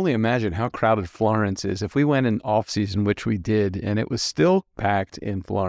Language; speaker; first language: English; native; English